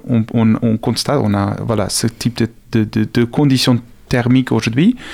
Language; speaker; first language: French; non-native, fluent; Afrikaans